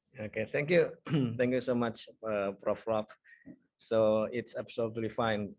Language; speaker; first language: English; non-native, fluent; Indonesian